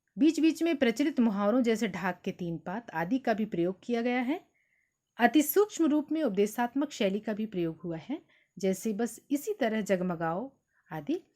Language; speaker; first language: Hindi; native; Hindi